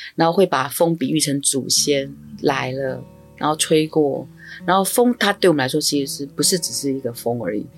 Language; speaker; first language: Chinese; non-native, local second language; Amis